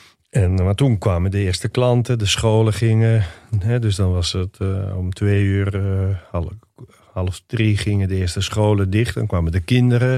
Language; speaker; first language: Dutch; non-native, fluent; Italian